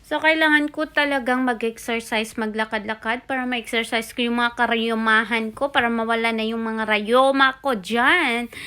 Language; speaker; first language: Filipino; native; Filipino